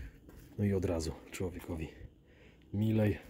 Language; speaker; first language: Polish; native; Polish